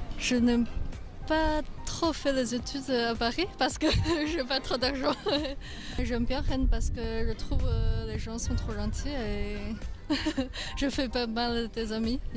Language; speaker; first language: French; non-native, learner; Spanish